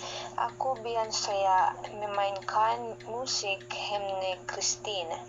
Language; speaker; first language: Indonesian; non-native, learner; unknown